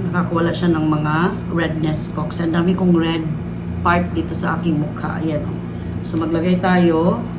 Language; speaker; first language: Filipino; non-native, local second language; Cebuano